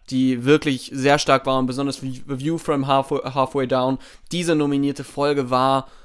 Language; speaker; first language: German; native; German